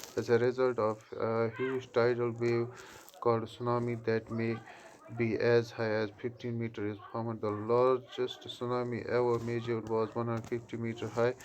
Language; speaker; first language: English; non-native, local second language; Urdu